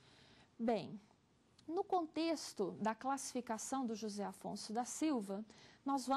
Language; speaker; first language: Portuguese; native; Portuguese